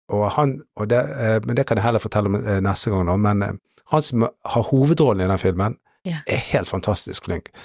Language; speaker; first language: Norwegian; native; Norwegian